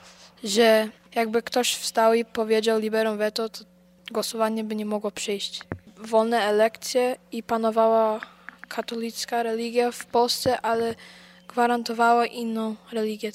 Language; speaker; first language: Polish; early bilingual, heritage; Polish